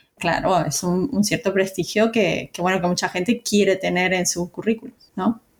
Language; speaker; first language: Spanish; native; Spanish